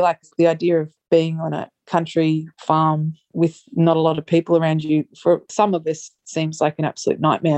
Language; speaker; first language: English; native; English